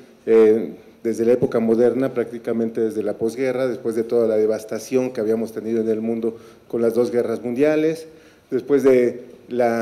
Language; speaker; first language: Spanish; native; Spanish